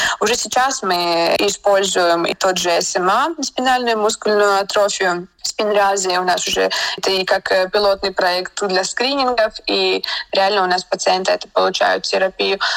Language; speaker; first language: Russian; native; Russian